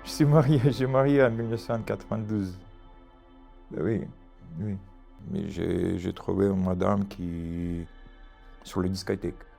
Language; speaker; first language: French; non-native, learner; Ukrainian